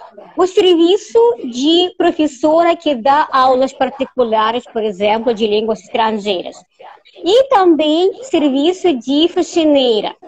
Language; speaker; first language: Portuguese; non-native, fluent; Russian